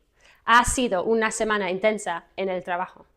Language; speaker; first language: Spanish; non-native, fluent; English